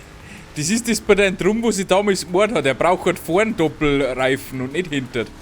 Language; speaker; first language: German; native; German